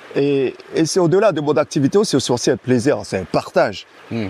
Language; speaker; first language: French; non-native, local second language; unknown